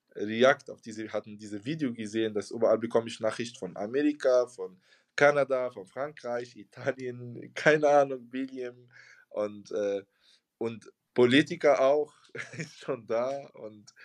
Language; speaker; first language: German; non-native, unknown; Arabic